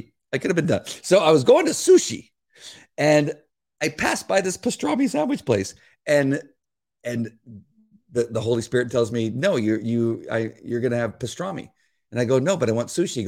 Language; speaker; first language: English; native; English